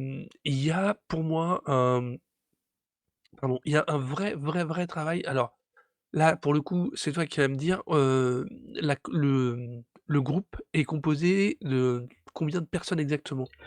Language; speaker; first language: French; native; French